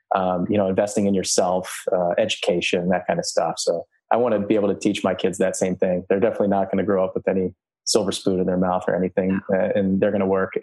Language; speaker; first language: English; early bilingual, other home language; Croatian